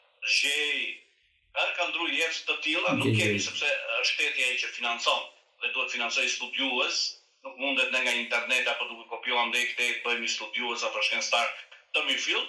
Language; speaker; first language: Albanian; native; Albanian